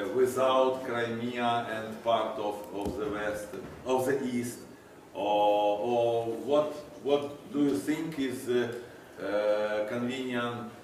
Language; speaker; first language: English; non-native, fluent; Ukrainian